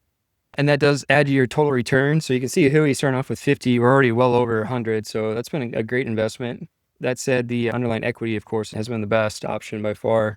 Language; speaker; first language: English; native; English